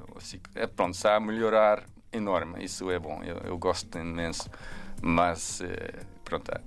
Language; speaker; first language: Portuguese; non-native, learner; Dutch